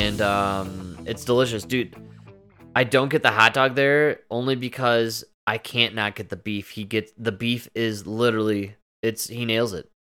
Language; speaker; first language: English; native; English